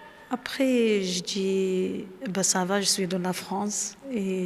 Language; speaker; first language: French; non-native, learner; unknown